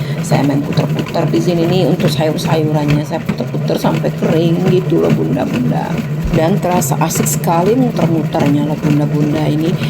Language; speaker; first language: Indonesian; non-native, local second language; Minangkabau